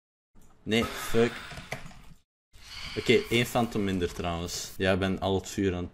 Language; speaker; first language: Dutch; native; Dutch